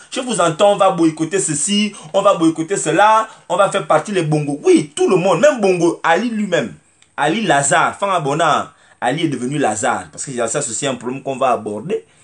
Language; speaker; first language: French; native; French